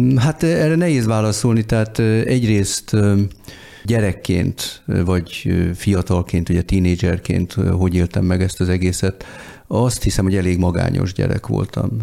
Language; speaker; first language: Hungarian; early bilingual, heritage; Hungarian